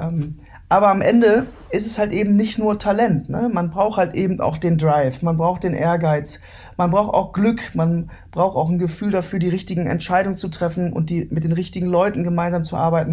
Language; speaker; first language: German; native; German